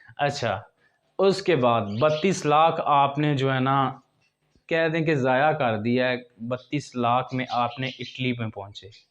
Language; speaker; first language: Urdu; non-native, local second language; Punjabi